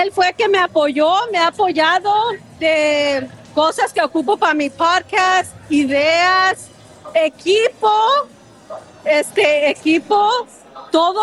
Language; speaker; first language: Spanish; early bilingual, heritage; Spanish